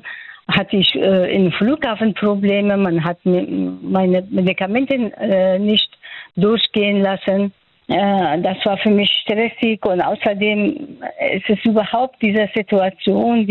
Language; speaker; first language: German; non-native, fluent; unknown